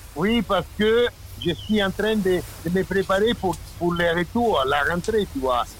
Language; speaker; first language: French; non-native, learner; Italian